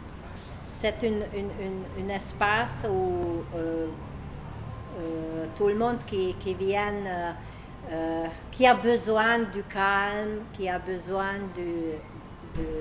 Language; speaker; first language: French; non-native, learner; Hungarian